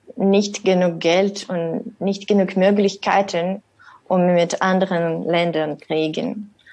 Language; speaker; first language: German; non-native, learner; Ukrainian